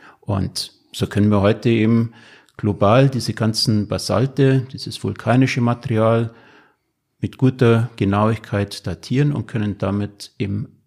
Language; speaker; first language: German; native; German